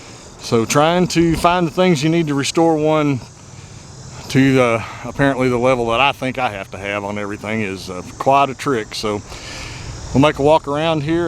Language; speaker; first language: English; native; English